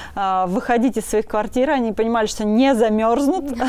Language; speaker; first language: Russian; native; Russian